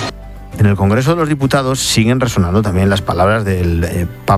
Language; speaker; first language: Spanish; native; Spanish